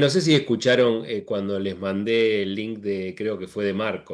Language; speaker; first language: Spanish; native; Spanish